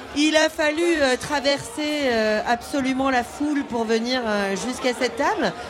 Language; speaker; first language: French; native; French